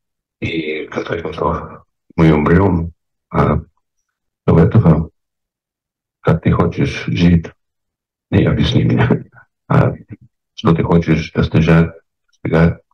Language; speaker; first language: Russian; non-native, fluent; English